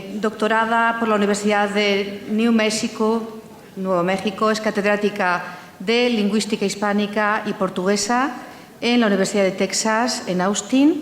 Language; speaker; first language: Spanish; native; Spanish